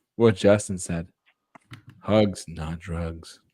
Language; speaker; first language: English; native; English